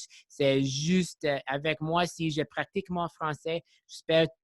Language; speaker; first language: French; non-native, local second language; English